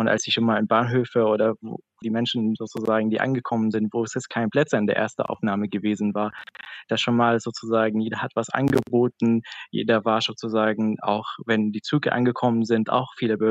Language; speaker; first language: German; non-native, fluent; Arabic